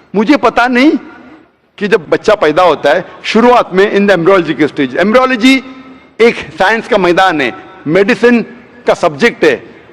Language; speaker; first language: Hindi; non-native, local second language; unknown